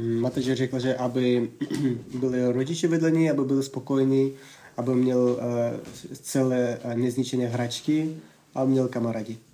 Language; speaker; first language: Czech; non-native, fluent; Russian